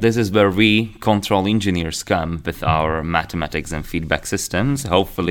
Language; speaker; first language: English; non-native, fluent; Slovak